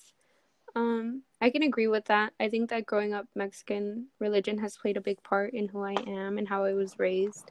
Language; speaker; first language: English; native; English